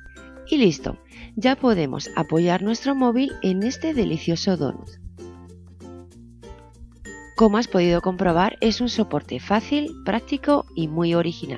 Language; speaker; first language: Spanish; native; Spanish